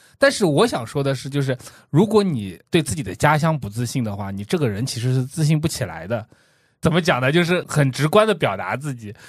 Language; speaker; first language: Chinese; non-native, local second language; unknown